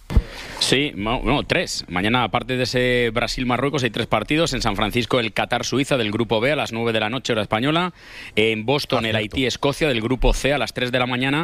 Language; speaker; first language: Spanish; native; Spanish